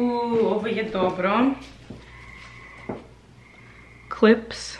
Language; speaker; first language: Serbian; non-native, learner; English